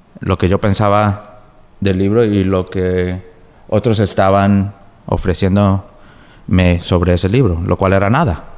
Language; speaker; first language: Spanish; early bilingual, heritage; Spanish